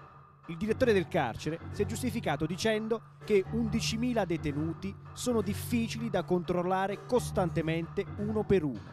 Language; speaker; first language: Italian; native; Italian